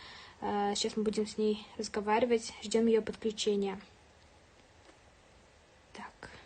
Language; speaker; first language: Russian; native; Russian